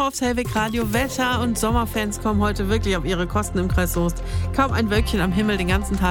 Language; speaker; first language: German; native; German